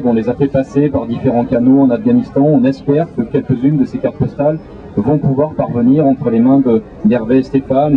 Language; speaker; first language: French; native; French